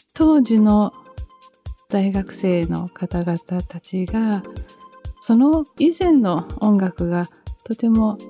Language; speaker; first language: Japanese; early bilingual, heritage; Japanese